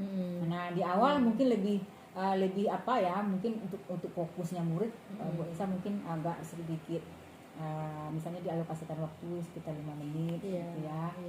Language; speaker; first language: Indonesian; native; Indonesian